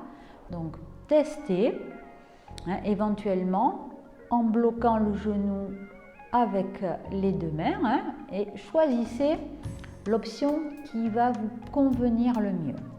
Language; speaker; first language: French; native; French